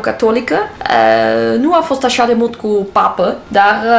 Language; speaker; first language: Romanian; non-native, learner; English